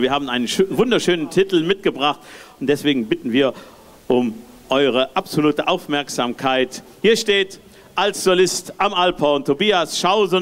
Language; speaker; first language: German; native; German